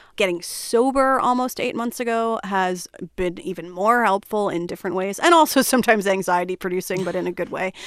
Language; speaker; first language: English; native; English